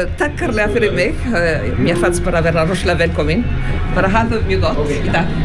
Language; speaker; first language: Icelandic; non-native, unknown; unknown